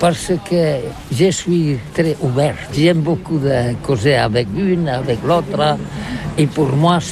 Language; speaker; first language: French; non-native, learner; Catalan